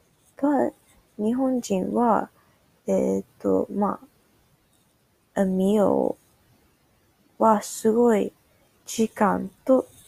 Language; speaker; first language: Japanese; non-native, learner; English